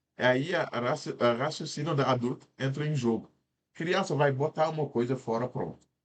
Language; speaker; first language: Portuguese; non-native, fluent; Wolof